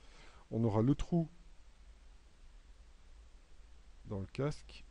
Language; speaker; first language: French; native; French